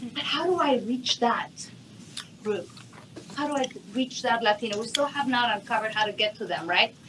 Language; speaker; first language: English; non-native, fluent; Spanish